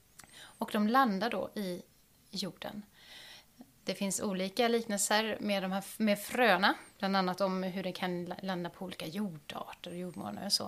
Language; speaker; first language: Swedish; native; Swedish